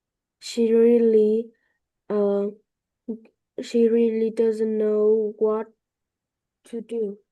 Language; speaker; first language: English; non-native, learner; Vietnamese